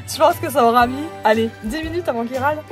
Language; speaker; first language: French; native; French